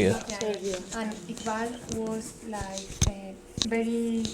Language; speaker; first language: English; non-native, fluent; Spanish